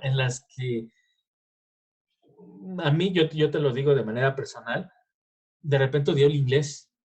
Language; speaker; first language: Spanish; native; Spanish